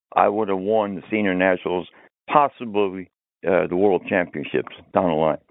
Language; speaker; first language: English; early bilingual, other home language; Finnish